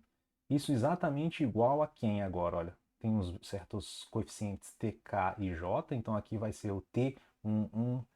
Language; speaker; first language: Portuguese; native; Portuguese